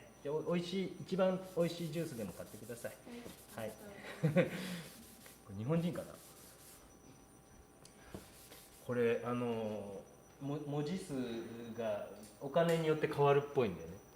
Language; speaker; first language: Japanese; native; Japanese